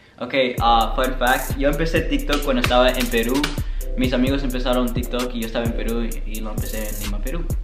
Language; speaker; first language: Spanish; early bilingual, heritage; Spanish